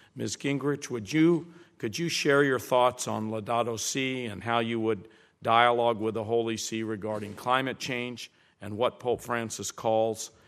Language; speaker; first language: English; native; English